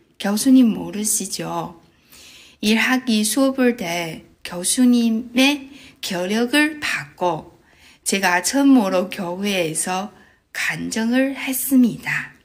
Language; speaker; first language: Korean; non-native, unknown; Chinese